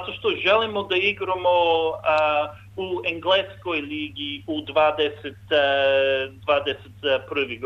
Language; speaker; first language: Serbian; non-native, learner; English